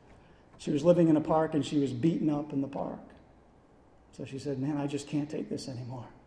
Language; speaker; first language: English; native; English